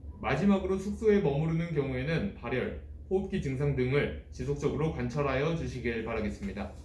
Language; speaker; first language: Korean; native; Korean